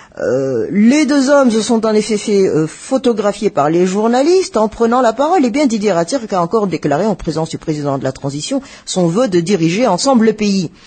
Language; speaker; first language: French; non-native, local second language; Malagasy